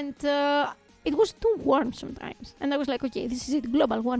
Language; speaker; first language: English; non-native, fluent; Greek